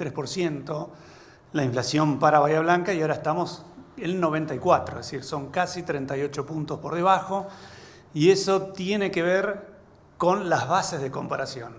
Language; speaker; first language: Spanish; native; Spanish